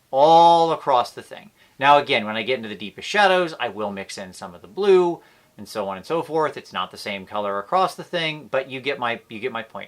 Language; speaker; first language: English; native; English